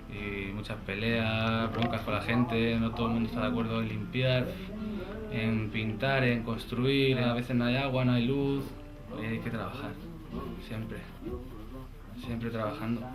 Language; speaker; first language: Spanish; native; Spanish